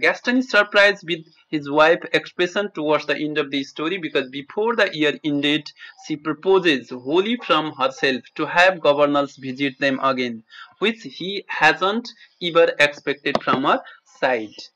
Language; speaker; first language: English; non-native, local second language; Nepali